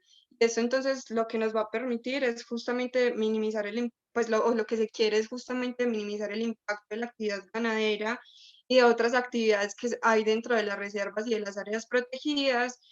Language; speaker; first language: Spanish; native; Spanish